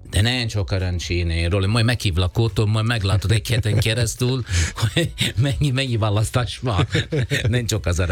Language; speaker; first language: Hungarian; non-native, fluent; Italian